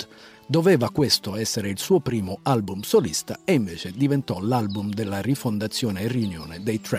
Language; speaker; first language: Italian; native; Italian